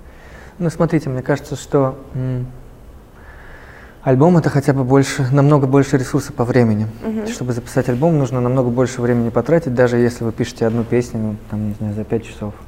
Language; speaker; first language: Russian; native; Russian